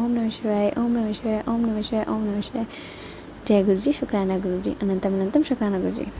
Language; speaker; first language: Hindi; native; Hindi